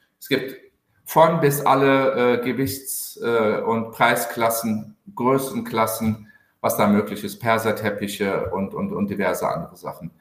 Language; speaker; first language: German; early bilingual, other home language; Turkish